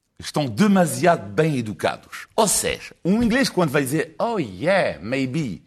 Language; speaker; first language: Portuguese; non-native, fluent; French